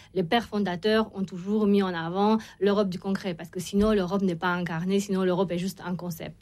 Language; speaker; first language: French; non-native, fluent; Romanian